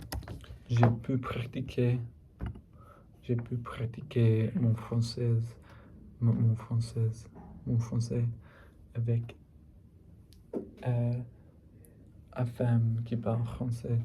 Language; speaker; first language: French; non-native, learner; English